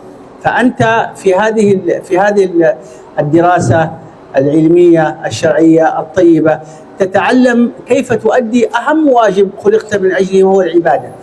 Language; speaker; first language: Arabic; native; Arabic